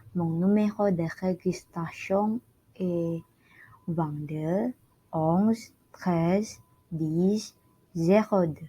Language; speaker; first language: French; non-native, learner; Indonesian